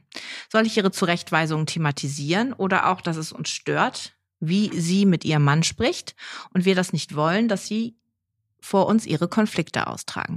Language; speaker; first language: German; native; German